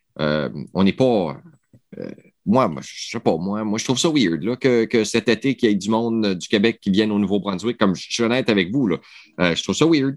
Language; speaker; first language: French; native; French